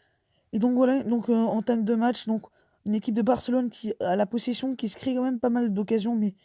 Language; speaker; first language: French; native; French